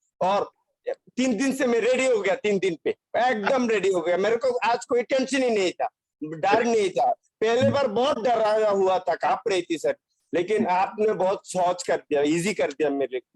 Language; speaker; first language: Hindi; non-native, fluent; Bangla